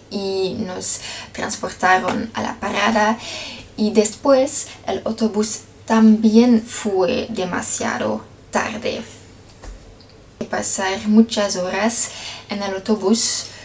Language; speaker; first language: Spanish; non-native, learner; Dutch